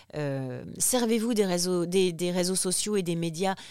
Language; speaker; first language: French; native; French